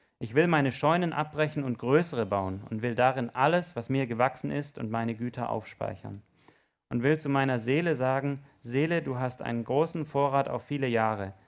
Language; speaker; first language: German; native; German